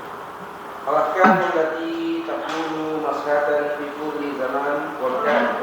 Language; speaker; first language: Arabic; non-native, learner; Indonesian